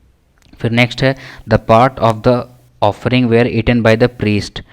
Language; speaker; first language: Hindi; native; Hindi